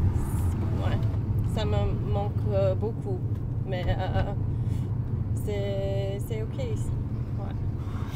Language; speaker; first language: French; non-native, learner; English